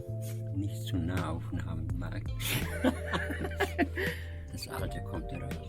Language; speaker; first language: German; non-native, fluent; Polish